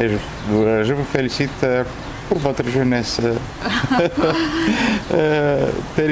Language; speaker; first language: French; non-native, fluent; Romanian